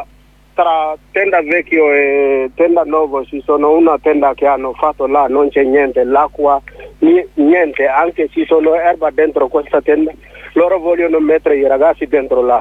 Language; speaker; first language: Italian; non-native, learner; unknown